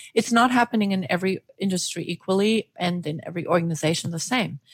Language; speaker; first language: English; non-native, fluent; German